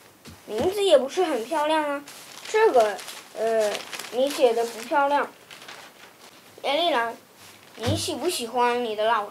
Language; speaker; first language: Chinese; early bilingual, other home language; Russian